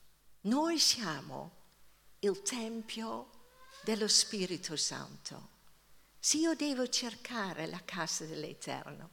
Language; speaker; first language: Italian; non-native, fluent; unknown